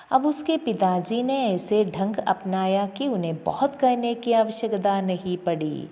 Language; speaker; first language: Hindi; non-native, local second language; Malayalam